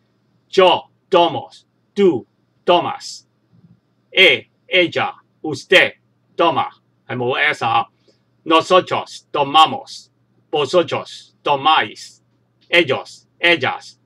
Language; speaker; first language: Spanish; non-native, learner; Cantonese